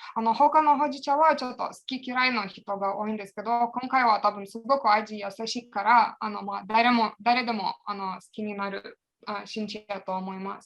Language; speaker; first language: Japanese; non-native, fluent; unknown